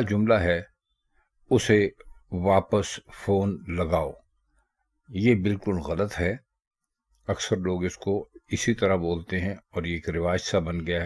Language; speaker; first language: Urdu; native; Urdu